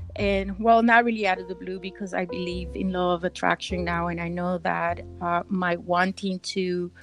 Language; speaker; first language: English; early bilingual, other home language; Spanish